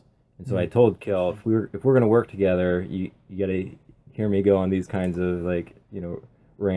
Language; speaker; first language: English; native; English